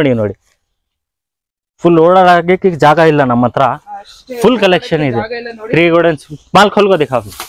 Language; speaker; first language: Kannada; non-native, local second language; Urdu